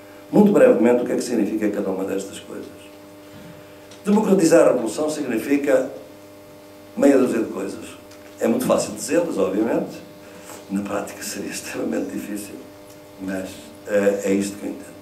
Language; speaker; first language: Portuguese; native; Portuguese